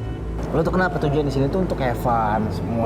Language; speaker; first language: Indonesian; native; Indonesian